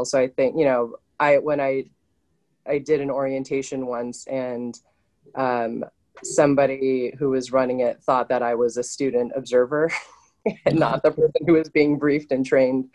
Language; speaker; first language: English; native; English